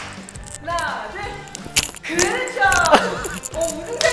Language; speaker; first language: Korean; native; Korean